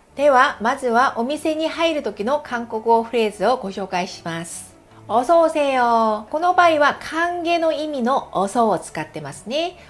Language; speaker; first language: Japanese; non-native, fluent; Korean